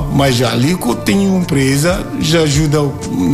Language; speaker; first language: Portuguese; non-native, learner; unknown